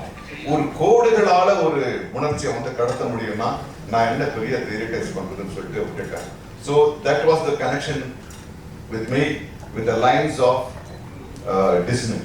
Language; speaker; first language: Tamil; native; Tamil